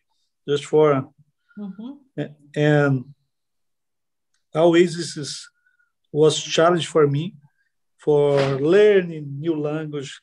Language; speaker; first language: English; non-native, learner; Portuguese